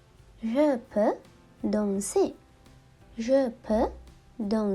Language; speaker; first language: French; non-native, fluent; Sinhala